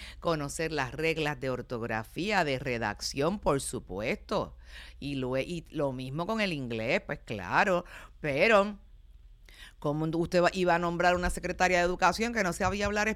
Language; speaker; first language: Spanish; native; Spanish